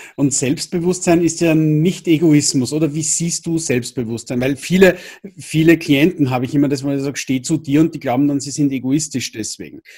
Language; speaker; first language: German; native; German